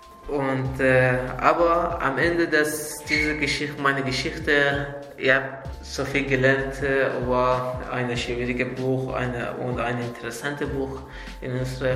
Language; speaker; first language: German; non-native, learner; Azerbaijani